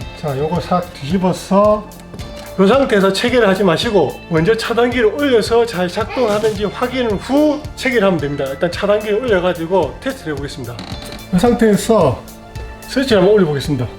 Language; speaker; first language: Korean; native; Korean